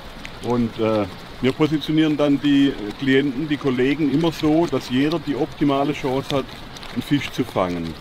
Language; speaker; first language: German; native; German